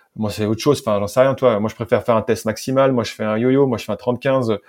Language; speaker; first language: French; native; French